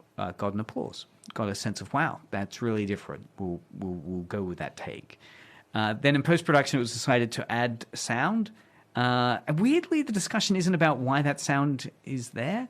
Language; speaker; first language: English; native; English